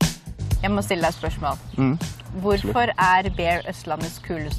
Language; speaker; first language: Norwegian; native; Norwegian